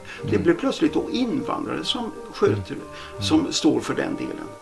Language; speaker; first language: Swedish; native; Swedish